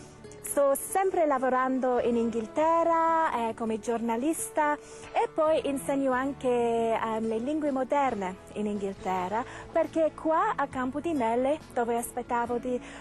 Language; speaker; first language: Italian; non-native, fluent; English